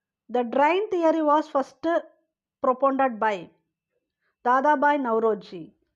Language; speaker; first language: English; non-native, local second language; Tamil